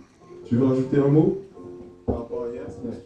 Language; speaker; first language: French; native; French